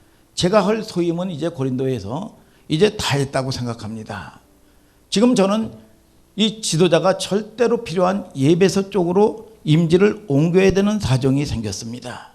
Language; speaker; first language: Korean; native; Korean